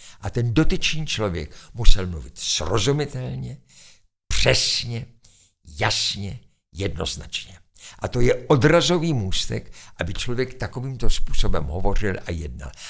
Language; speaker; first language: Czech; native; Czech